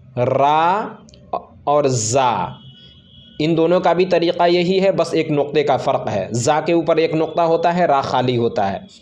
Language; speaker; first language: Hindi; native; Hindi